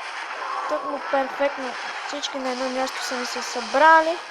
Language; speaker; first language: Bulgarian; native; Bulgarian